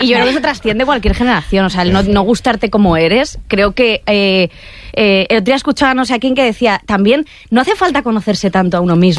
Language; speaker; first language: Spanish; native; Spanish